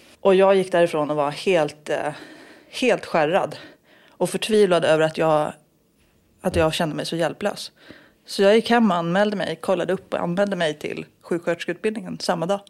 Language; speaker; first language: Swedish; native; Swedish